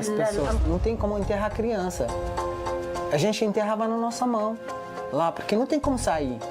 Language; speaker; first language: Portuguese; early bilingual, other home language; Arabic